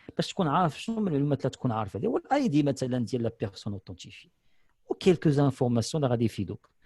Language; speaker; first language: Arabic; native; Arabic